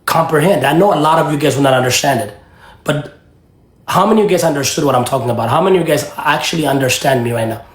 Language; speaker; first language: English; early bilingual, other home language; Amharic